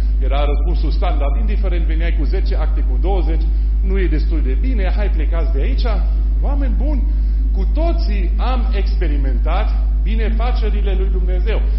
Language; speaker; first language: Romanian; non-native, fluent; German